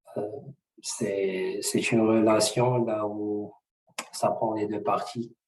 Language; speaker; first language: French; non-native, local second language; Arabic